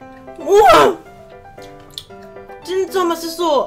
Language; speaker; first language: Korean; non-native, learner; Cantonese